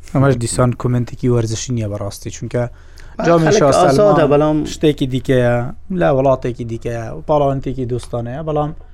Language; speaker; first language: Central Kurdish; native; Central Kurdish